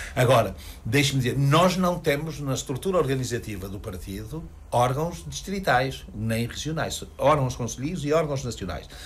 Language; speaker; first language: Portuguese; native; Portuguese